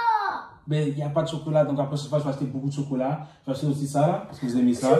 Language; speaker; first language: French; native; French